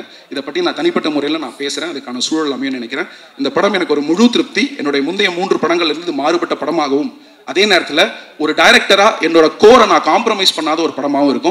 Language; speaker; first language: Tamil; native; Tamil